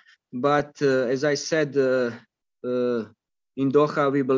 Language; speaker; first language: English; non-native, fluent; Croatian